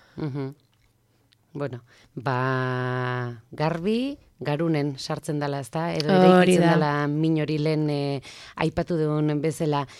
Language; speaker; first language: Basque; native; Basque